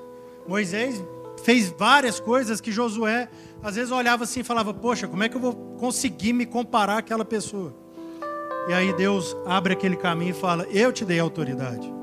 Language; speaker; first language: Portuguese; native; Portuguese